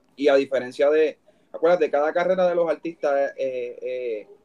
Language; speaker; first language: Spanish; native; Spanish